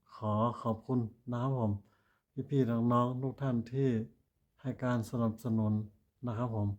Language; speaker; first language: Thai; native; Thai